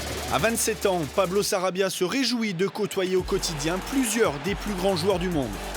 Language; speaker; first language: French; native; French